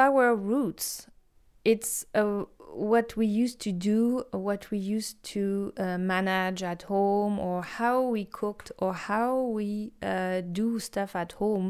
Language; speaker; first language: English; non-native, fluent; French